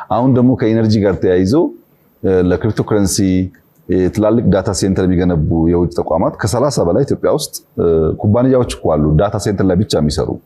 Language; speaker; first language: Amharic; non-native, local second language; Oromo